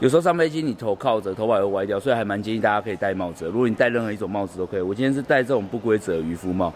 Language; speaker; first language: Chinese; native; Chinese